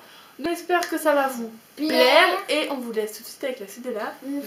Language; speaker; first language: French; native; French